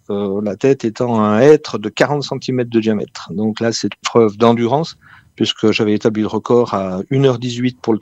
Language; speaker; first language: French; native; French